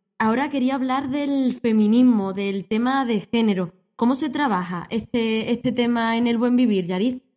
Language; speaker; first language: Spanish; native; Spanish